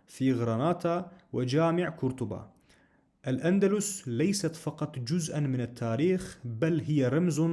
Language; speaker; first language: Arabic; non-native, fluent; Turkish